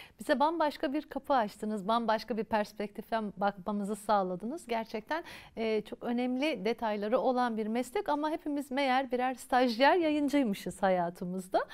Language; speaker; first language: Turkish; native; Turkish